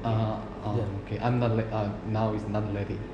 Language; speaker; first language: English; non-native, learner; Korean